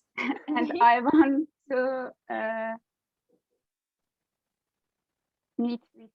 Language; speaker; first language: English; non-native, learner; Turkish